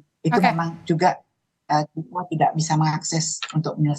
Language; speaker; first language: Indonesian; native; Indonesian